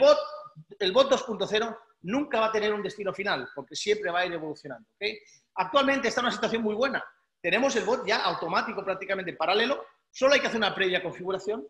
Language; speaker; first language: Spanish; native; Spanish